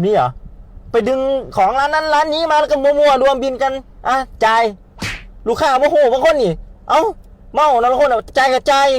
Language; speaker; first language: Thai; native; Thai